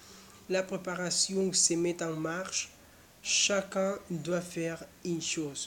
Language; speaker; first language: French; non-native, learner; Spanish